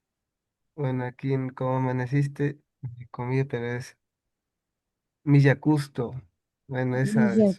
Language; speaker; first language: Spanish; non-native, local second language; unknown